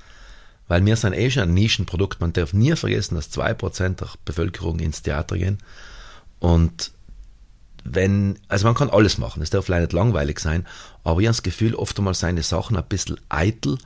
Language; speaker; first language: German; native; German